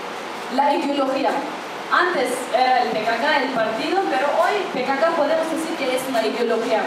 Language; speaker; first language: Spanish; non-native, fluent; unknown